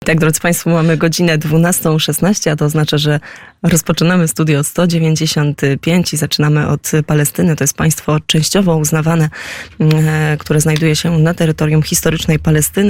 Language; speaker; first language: Polish; native; Polish